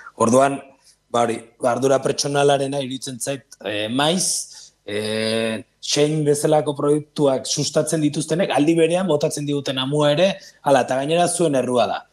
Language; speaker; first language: Basque; native; Basque